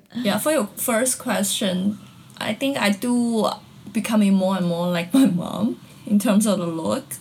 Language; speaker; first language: English; non-native, fluent; Chinese